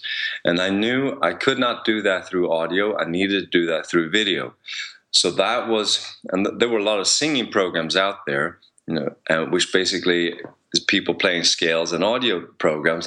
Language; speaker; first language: English; non-native, fluent; Swedish